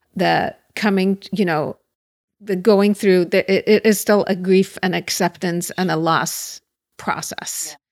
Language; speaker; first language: English; native; English